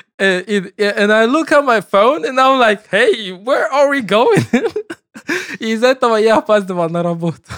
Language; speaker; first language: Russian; non-native, learner; English